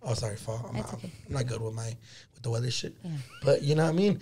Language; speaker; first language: English; early bilingual, other home language; Spanish